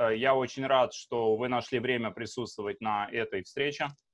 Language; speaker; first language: Russian; native; Russian